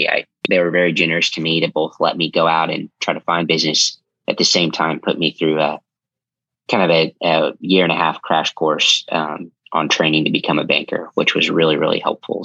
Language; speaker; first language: English; native; English